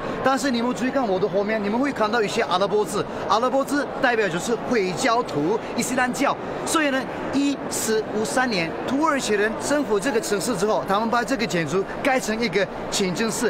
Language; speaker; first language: Chinese; non-native, fluent; Turkish